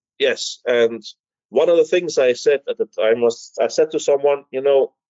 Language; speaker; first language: English; early bilingual, other home language; Dutch